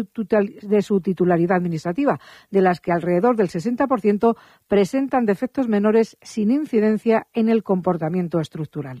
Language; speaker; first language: Spanish; native; Spanish